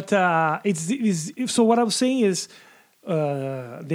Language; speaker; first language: English; non-native, fluent; Portuguese